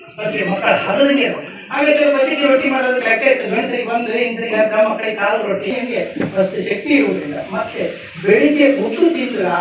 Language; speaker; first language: Kannada; native; Kannada